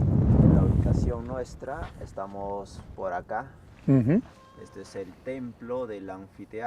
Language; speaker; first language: Spanish; native; Spanish